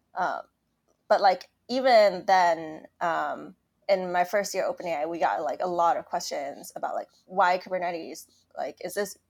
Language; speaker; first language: English; non-native, local second language; Cantonese